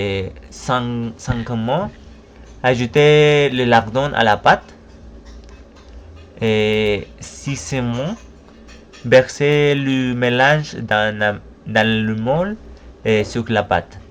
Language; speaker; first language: French; non-native, learner; Spanish